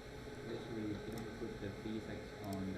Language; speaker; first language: English; non-native, fluent; Chinese